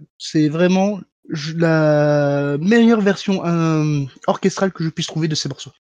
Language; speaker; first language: French; native; French